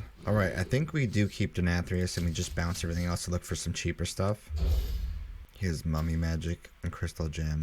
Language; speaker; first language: English; native; English